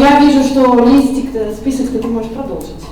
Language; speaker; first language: Russian; native; Russian